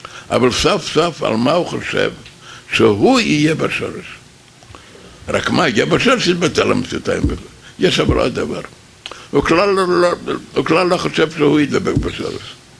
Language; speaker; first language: Hebrew; non-native, fluent; Yiddish